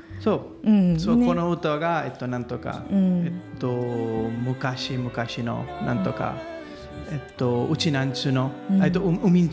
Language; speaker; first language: Japanese; non-native, learner; Catalan